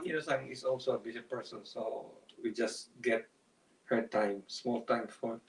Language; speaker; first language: English; non-native, local second language; Filipino